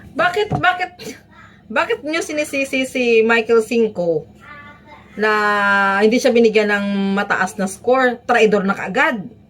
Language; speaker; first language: Filipino; native; Filipino